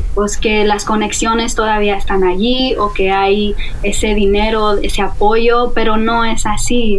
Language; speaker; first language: Spanish; native; Spanish